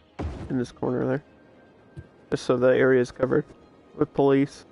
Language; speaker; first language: English; native; English